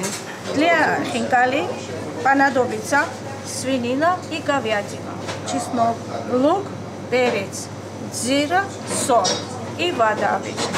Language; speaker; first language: Russian; non-native, fluent; Georgian